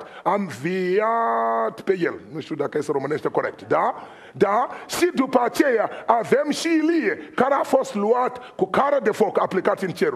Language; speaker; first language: Romanian; non-native, fluent; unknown